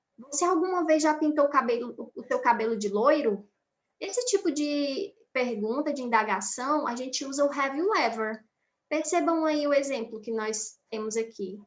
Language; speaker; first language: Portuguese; native; Portuguese